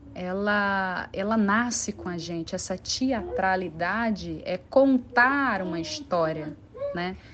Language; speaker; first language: Portuguese; non-native, local second language; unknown